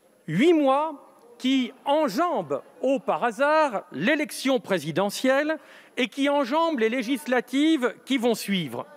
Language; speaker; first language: French; native; French